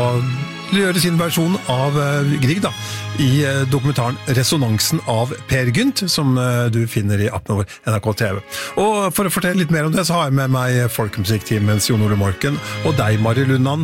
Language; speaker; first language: Norwegian; native; Norwegian